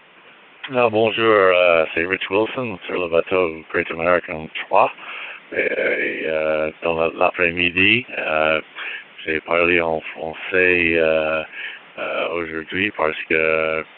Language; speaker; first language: French; non-native, learner; English